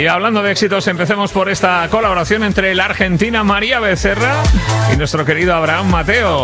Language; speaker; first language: Spanish; native; Spanish